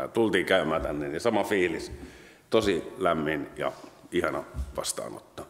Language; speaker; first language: Finnish; native; Finnish